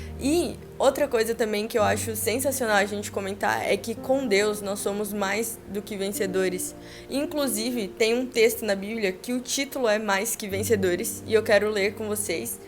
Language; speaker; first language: Portuguese; native; Portuguese